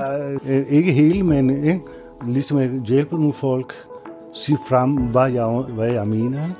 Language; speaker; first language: Danish; non-native, learner; Spanish